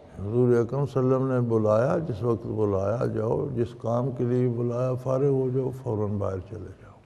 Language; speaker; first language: Urdu; non-native, local second language; Punjabi